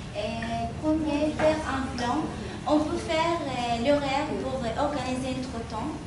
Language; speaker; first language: French; non-native, fluent; Arabic